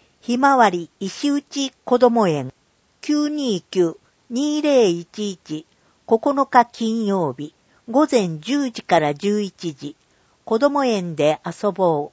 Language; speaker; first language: Japanese; native; Japanese